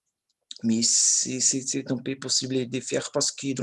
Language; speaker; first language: French; non-native, learner; Portuguese